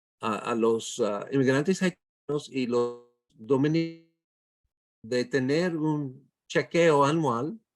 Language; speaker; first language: Spanish; non-native, fluent; English